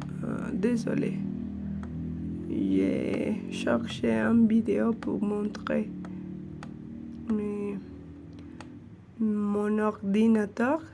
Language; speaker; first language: French; non-native, learner; Spanish